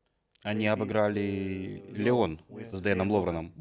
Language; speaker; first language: Russian; native; Russian